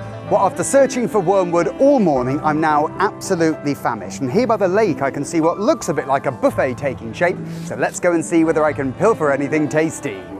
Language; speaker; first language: English; native; English